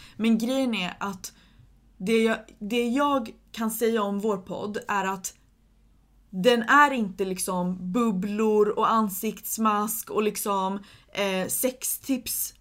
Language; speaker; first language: Swedish; early bilingual, other home language; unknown